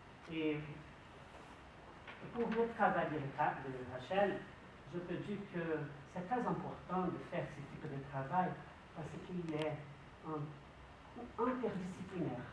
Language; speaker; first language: French; non-native, learner; Portuguese